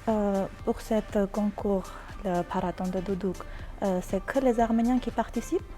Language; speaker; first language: French; non-native, learner; Armenian